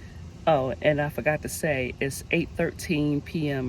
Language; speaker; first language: English; native; English